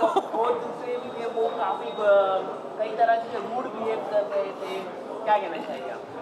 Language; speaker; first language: Hindi; native; Hindi